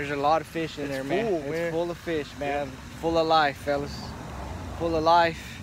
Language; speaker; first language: English; native; English